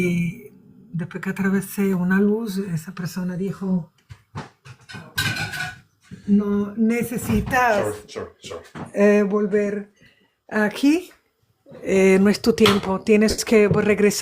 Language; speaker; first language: Spanish; early bilingual, other home language; Portuguese